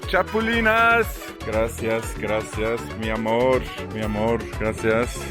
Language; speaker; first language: Spanish; non-native, learner; Turkish